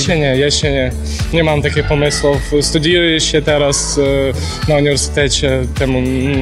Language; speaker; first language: Polish; non-native, learner; Ukrainian